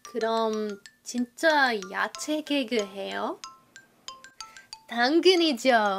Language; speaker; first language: Korean; non-native, fluent; English